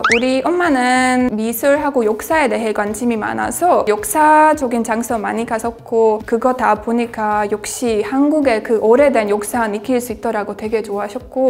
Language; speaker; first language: Korean; non-native, fluent; Latvian